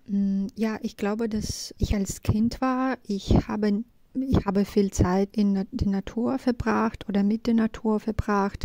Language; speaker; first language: German; non-native, fluent; Belarusian